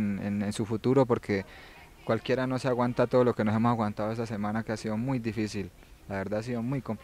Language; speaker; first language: Spanish; native; Spanish